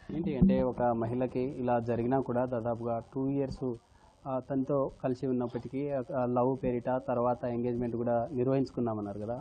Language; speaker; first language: Telugu; native; Telugu